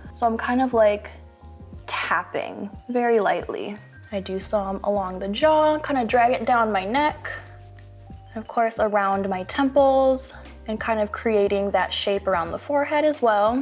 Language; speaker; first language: English; native; English